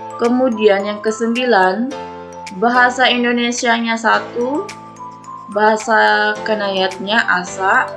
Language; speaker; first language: Indonesian; non-native, local second language; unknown